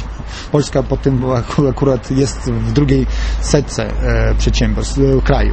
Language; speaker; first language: Polish; non-native, fluent; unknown